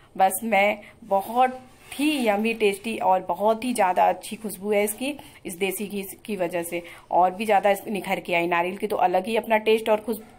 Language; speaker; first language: Hindi; native; Hindi